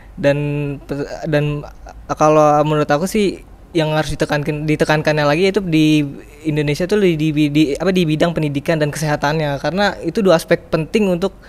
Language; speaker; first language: Indonesian; native; Indonesian